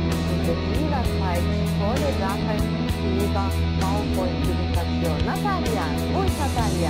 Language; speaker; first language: German; non-native, fluent; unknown